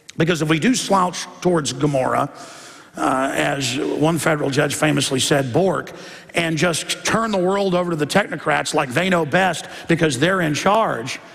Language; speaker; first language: English; native; English